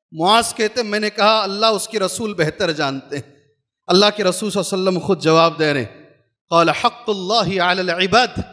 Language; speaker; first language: Hindi; non-native, local second language; Urdu